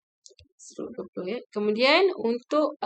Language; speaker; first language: Malay; native; Malay